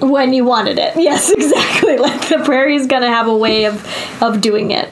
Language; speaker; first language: English; native; English